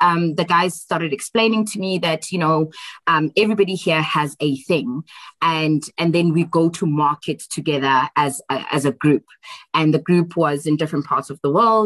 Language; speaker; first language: English; non-native, local second language; Xhosa